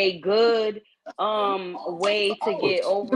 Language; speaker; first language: English; native; English